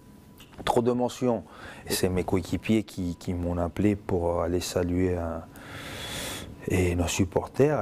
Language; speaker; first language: French; non-native, fluent; Spanish